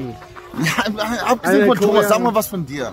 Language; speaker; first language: German; non-native, fluent; Korean